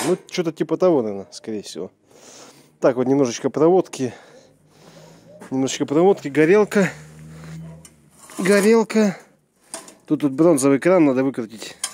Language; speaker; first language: Russian; native; Russian